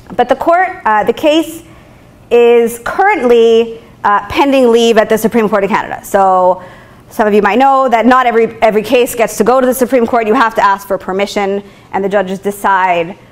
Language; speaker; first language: English; native; English